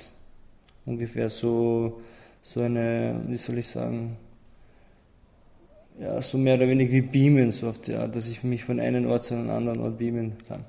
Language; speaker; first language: German; early bilingual, other home language; Albanian